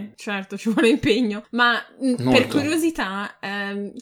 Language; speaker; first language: Italian; native; Italian